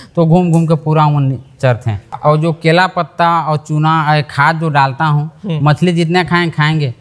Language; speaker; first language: Hindi; native; Hindi